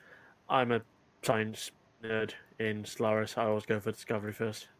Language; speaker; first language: English; native; English